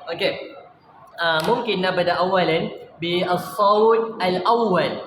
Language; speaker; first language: Arabic; non-native, learner; Malay